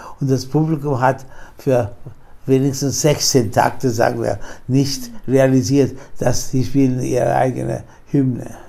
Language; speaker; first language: German; non-native, fluent; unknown